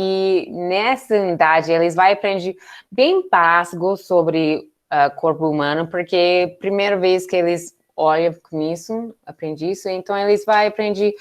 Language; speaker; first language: Portuguese; non-native, learner; English